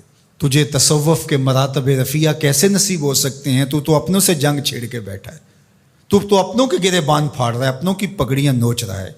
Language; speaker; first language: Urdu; non-native, local second language; Punjabi